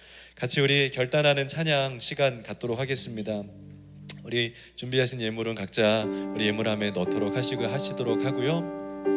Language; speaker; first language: Korean; native; Korean